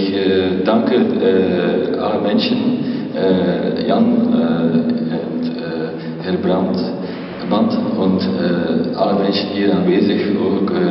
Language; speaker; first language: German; non-native, learner; Dutch